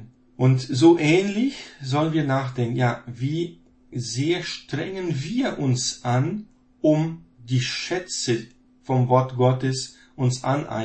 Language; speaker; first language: German; non-native, fluent; Portuguese